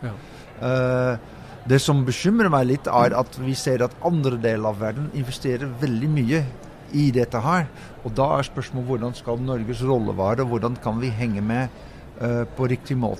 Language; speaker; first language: Norwegian; non-native, fluent; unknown